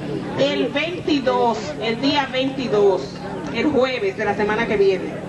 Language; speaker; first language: Spanish; native; Spanish